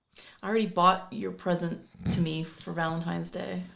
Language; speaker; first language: English; native; English